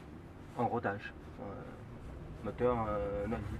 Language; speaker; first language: French; native; French